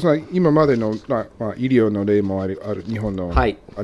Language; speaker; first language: Japanese; non-native, learner; English